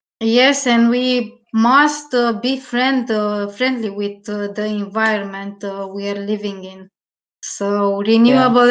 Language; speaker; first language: English; non-native, learner; Romanian